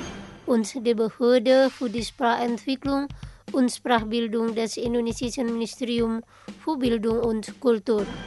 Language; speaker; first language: German; non-native, learner; Indonesian